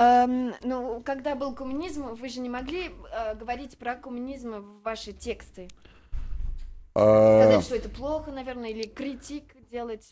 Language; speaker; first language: Russian; non-native, learner; French